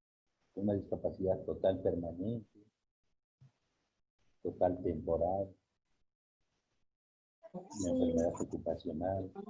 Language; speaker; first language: Spanish; native; Spanish